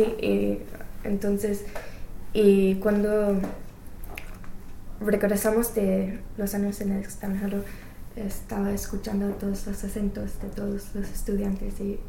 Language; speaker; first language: Spanish; non-native, learner; English